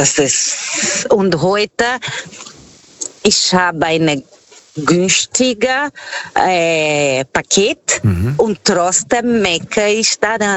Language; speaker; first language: German; non-native, fluent; Portuguese